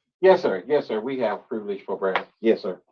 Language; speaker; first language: English; native; English